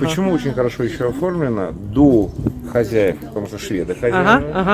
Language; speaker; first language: Russian; native; Russian